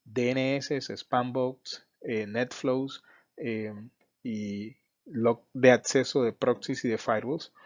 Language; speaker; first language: Spanish; native; Spanish